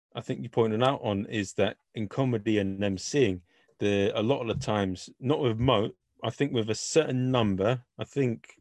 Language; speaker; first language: English; native; English